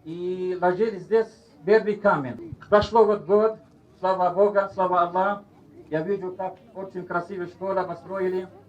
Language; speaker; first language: Russian; non-native, fluent; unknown